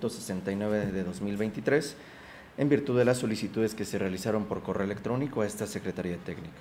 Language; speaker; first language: Spanish; native; Spanish